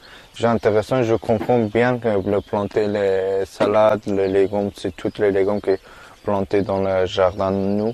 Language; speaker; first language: French; non-native, learner; Persian